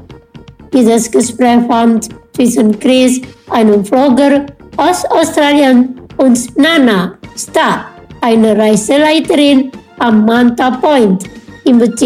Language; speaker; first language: German; non-native, fluent; Indonesian